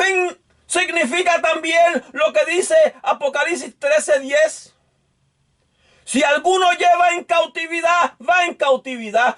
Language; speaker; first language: Spanish; native; Spanish